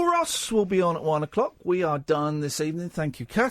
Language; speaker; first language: English; native; English